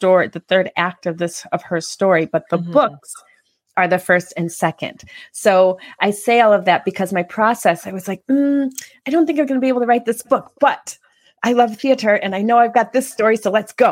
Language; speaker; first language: English; native; English